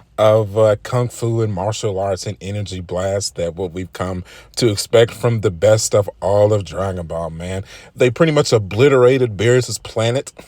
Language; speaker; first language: English; native; English